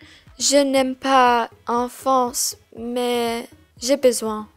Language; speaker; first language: French; non-native, learner; English